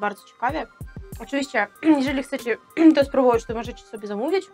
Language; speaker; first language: Polish; non-native, fluent; Russian